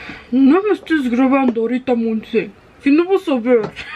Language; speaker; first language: Spanish; early bilingual, heritage; Spanish